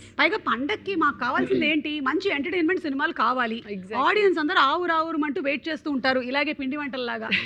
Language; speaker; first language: Telugu; native; Telugu